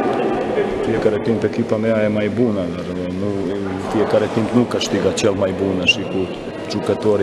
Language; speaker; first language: Romanian; non-native, learner; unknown